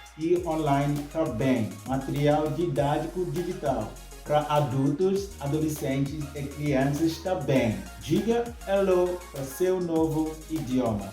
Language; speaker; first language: Portuguese; non-native, fluent; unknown